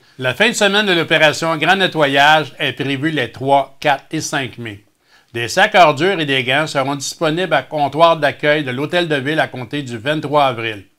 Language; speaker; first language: French; native; French